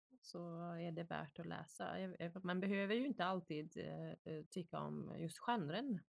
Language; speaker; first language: Swedish; early bilingual, other home language; Bosnian